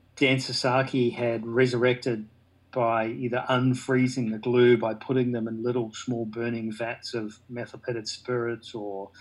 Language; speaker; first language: English; native; English